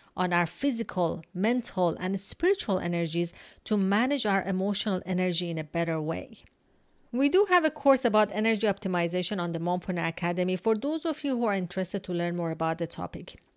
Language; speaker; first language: English; non-native, fluent; Persian